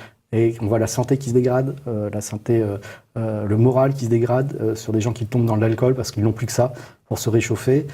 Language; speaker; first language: French; native; French